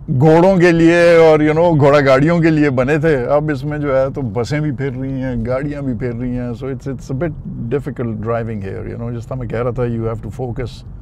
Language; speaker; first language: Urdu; non-native, local second language; Pashto